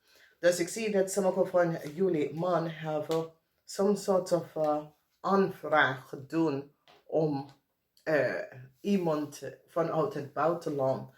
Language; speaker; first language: Dutch; non-native, fluent; English